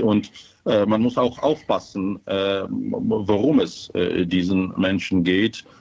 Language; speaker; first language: German; non-native, fluent; Ukrainian